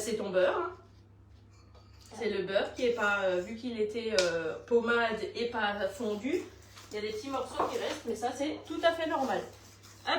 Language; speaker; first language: French; native; French